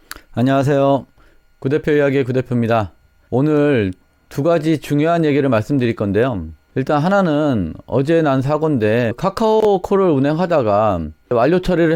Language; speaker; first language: Korean; native; Korean